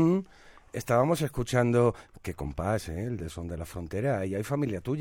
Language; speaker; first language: Spanish; native; Spanish